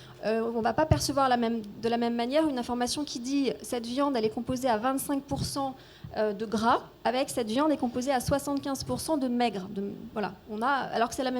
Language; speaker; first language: French; native; French